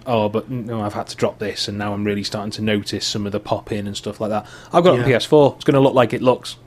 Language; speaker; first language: English; native; English